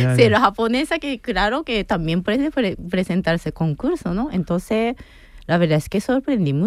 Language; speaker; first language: Spanish; non-native, fluent; Japanese